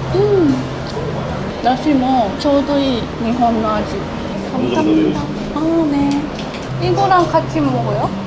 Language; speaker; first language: Korean; non-native, fluent; Japanese